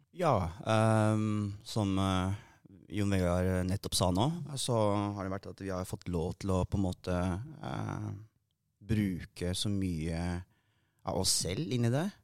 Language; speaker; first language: Norwegian; early bilingual, other home language; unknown